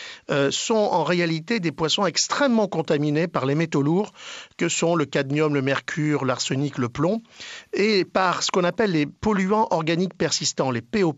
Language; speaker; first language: French; native; French